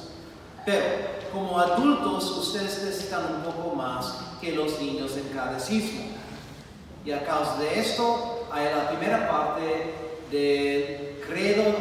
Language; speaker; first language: Spanish; non-native, fluent; English